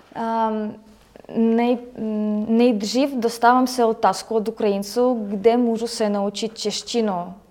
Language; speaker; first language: Czech; non-native, learner; Ukrainian